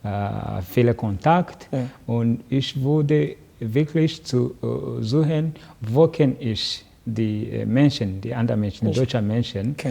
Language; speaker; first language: German; non-native, learner; Kinyarwanda